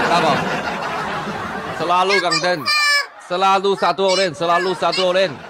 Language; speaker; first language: Indonesian; non-native, learner; Chinese